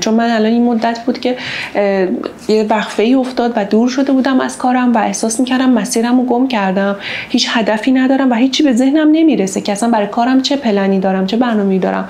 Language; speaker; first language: Persian; native; Persian